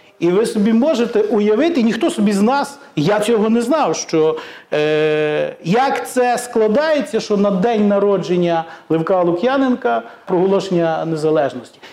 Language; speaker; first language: Ukrainian; native; Ukrainian